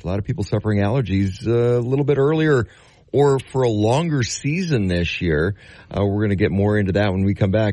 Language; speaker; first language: English; native; English